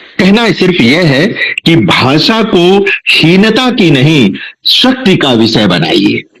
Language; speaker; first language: Hindi; non-native, local second language; Bhojpuri